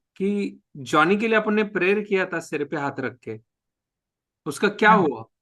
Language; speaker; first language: Hindi; non-native, local second language; Marathi